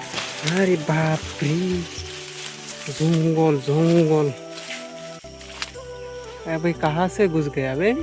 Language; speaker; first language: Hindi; non-native, local second language; Bangla